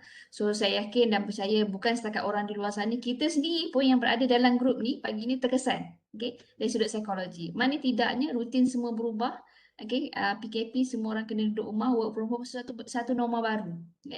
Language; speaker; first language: Malay; native; Malay